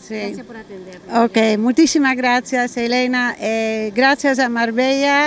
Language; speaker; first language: Spanish; non-native, learner; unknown